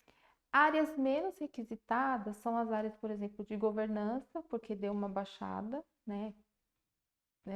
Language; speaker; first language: Portuguese; native; Portuguese